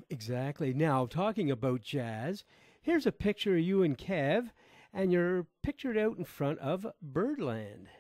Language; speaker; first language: English; native; English